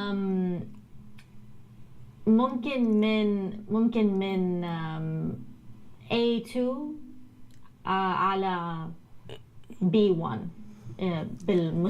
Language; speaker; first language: Arabic; non-native, learner; English